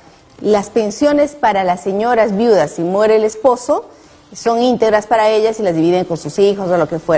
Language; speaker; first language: Spanish; native; Spanish